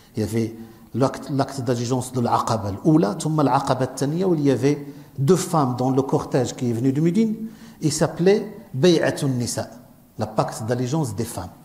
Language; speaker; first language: French; non-native, local second language; Arabic